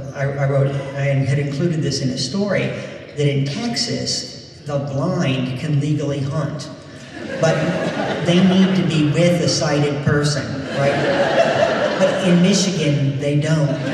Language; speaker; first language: English; native; English